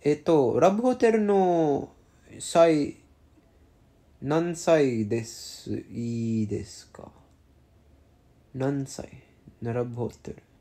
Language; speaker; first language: Japanese; non-native, learner; English